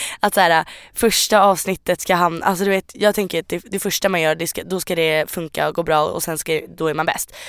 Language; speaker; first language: Swedish; native; Swedish